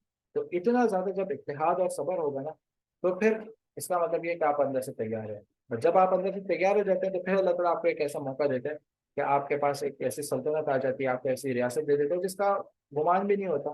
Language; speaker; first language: Urdu; native; Urdu